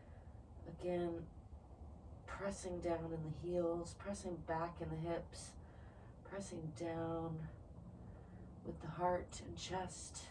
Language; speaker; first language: English; native; English